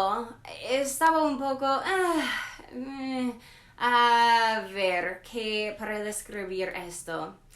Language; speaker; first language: Spanish; non-native, learner; English